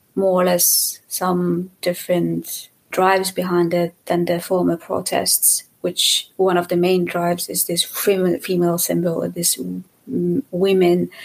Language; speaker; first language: English; non-native, fluent; Persian